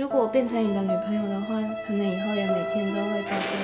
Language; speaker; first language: Chinese; native; Chinese